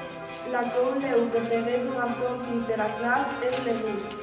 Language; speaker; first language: French; non-native, learner; Spanish